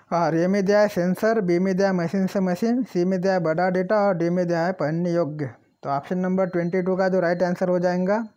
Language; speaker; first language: Hindi; non-native, local second language; Marathi